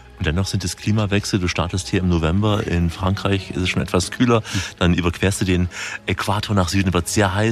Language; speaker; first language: German; native; German